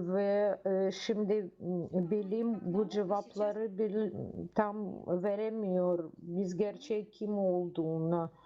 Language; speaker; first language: Turkish; non-native, learner; Russian